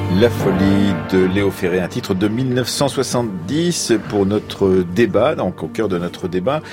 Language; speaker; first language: French; native; French